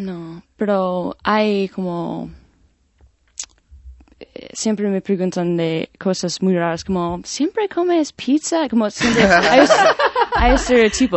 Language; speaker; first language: Spanish; non-native, fluent; English